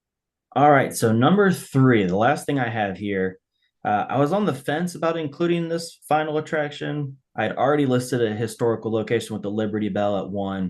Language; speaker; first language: English; native; English